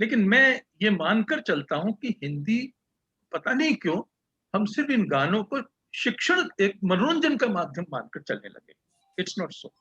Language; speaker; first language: Hindi; native; Hindi